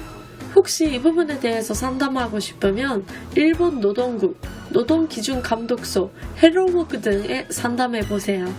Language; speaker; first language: Korean; non-native, fluent; Japanese